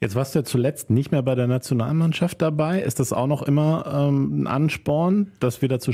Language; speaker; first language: German; native; German